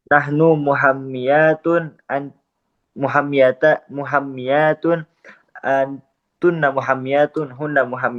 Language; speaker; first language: Arabic; non-native, learner; Indonesian